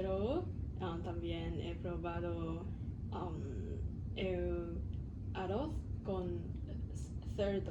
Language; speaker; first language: Spanish; non-native, learner; Cantonese